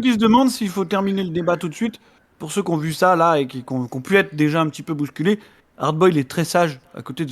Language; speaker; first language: French; native; French